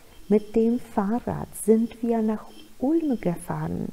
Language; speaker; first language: German; non-native, fluent; Polish